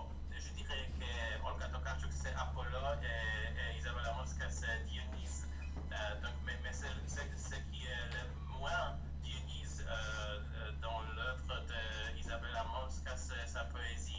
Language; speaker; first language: French; non-native, fluent; Polish